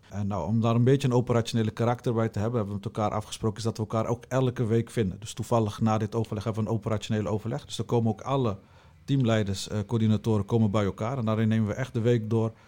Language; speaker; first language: Dutch; native; Dutch